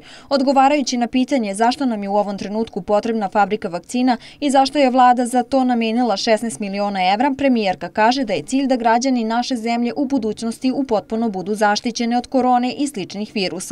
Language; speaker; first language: Serbian; native; Serbian